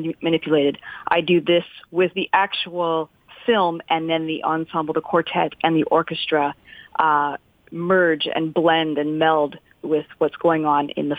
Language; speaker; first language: English; non-native, local second language; French